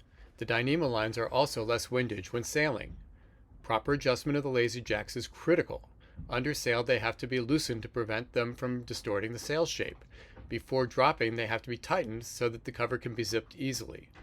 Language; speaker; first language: English; native; English